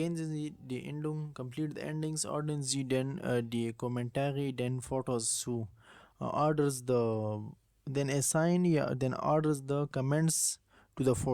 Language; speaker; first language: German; non-native, learner; Urdu